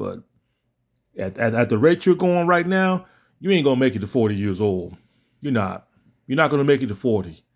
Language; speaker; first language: English; native; English